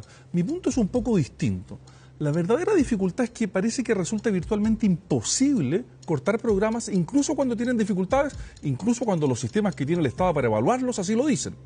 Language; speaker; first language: Spanish; native; Spanish